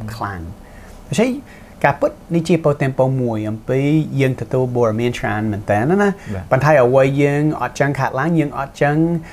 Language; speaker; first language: Khmer; non-native, fluent; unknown